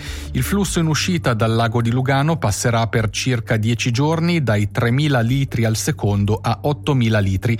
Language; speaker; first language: Italian; native; Italian